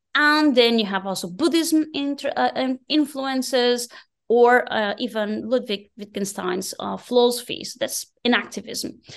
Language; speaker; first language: English; non-native, fluent; Portuguese